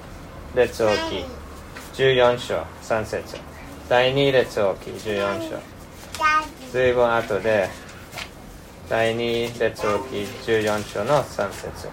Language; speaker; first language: Japanese; non-native, fluent; English